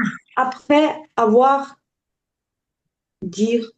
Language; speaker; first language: French; non-native, learner; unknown